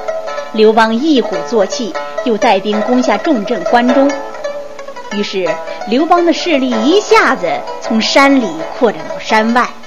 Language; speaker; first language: Chinese; native; Chinese